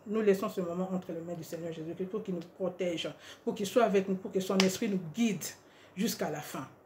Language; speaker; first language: French; non-native, local second language; Lingala